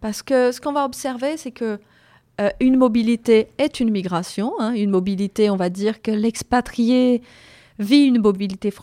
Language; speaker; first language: French; non-native, fluent; Portuguese